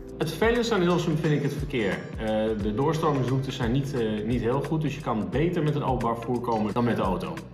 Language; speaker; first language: Dutch; native; Dutch